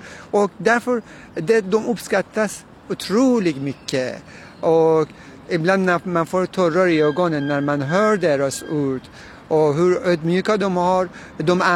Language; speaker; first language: Swedish; non-native, fluent; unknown